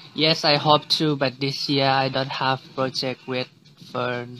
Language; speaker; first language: English; non-native, learner; Thai